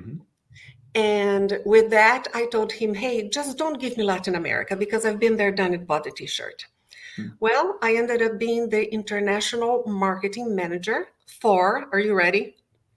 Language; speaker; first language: English; non-native, fluent; Portuguese